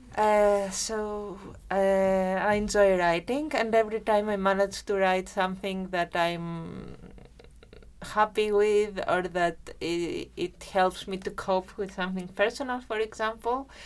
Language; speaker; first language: English; non-native, fluent; Greek